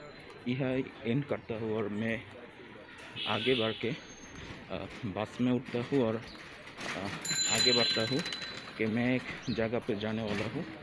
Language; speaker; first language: Hindi; non-native, learner; Bangla